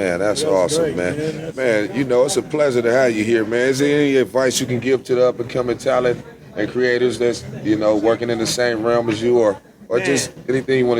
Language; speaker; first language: English; native; English